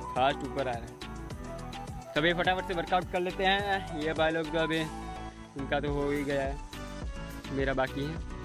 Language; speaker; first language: Hindi; non-native, local second language; Gujarati